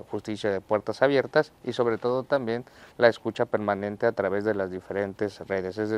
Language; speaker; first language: Spanish; native; Spanish